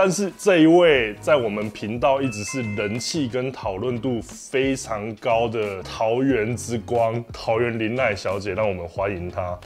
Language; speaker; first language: Chinese; native; Chinese